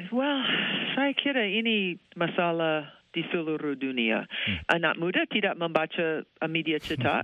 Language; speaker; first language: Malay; non-native, fluent; English